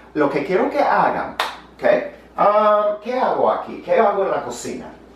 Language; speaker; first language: Spanish; non-native, fluent; English